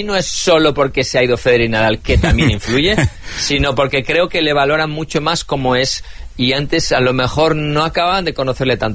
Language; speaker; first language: Spanish; native; Spanish